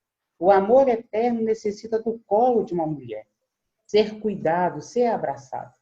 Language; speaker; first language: Portuguese; native; Portuguese